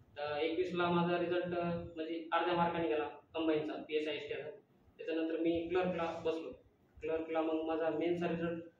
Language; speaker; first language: Marathi; non-native, local second language; Lambadi